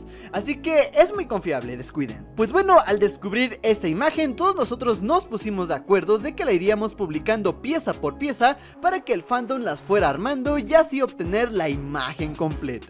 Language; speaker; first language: Spanish; native; Spanish